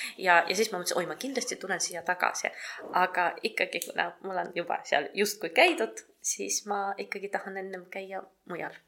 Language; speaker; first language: Estonian; non-native, local second language; Russian